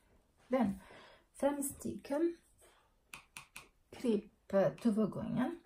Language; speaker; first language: Swedish; non-native, learner; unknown